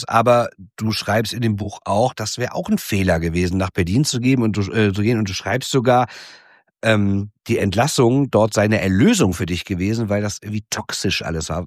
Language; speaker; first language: German; native; German